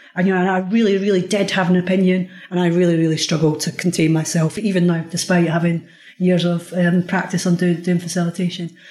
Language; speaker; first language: English; native; English